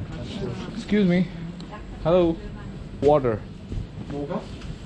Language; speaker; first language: English; non-native, local second language; Malayalam